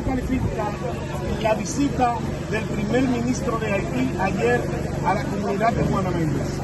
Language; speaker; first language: Spanish; native; Spanish